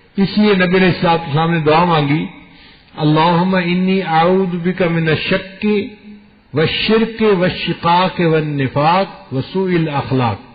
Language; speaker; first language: Urdu; non-native, local second language; Punjabi